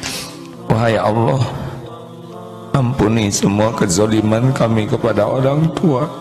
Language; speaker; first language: Indonesian; native; Indonesian